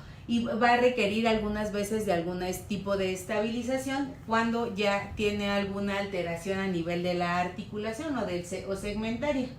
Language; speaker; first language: Spanish; native; Spanish